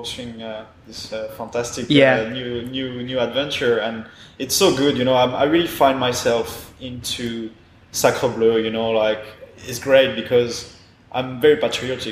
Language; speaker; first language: English; non-native, fluent; French